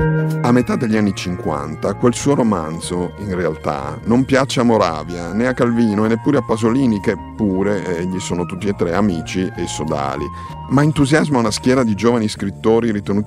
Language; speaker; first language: Italian; native; Italian